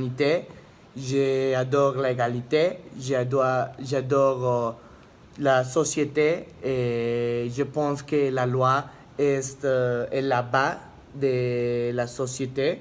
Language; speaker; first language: French; non-native, learner; Spanish